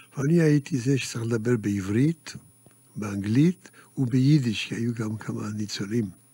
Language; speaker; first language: Hebrew; early bilingual, other home language; Yiddish